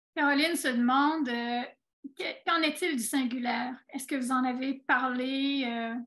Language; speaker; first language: French; native; French